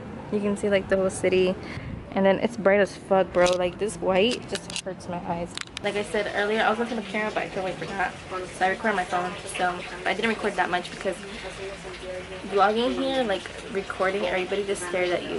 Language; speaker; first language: English; early bilingual, other home language; Spanish